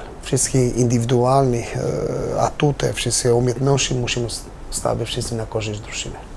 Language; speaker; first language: Polish; non-native, learner; Albanian